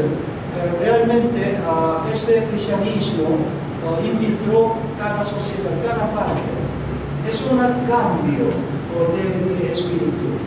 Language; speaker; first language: Spanish; non-native, learner; Korean